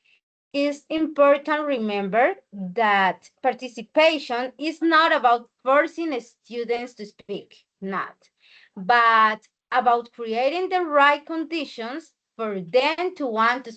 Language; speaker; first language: English; non-native, learner; Spanish